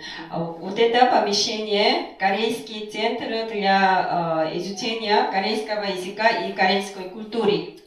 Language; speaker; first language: Russian; non-native, fluent; Korean